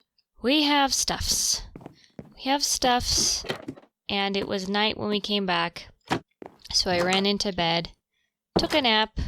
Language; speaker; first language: English; native; English